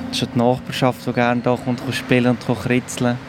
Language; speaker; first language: German; non-native, fluent; Persian